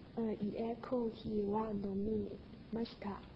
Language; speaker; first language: Japanese; non-native, learner; Chinese